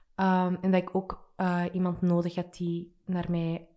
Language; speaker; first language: Dutch; native; Dutch